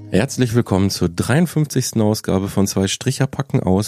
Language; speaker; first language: German; native; German